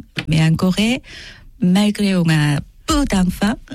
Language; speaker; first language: French; non-native, learner; Korean